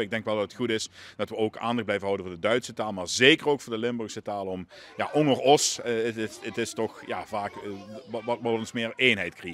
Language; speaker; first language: Dutch; native; Dutch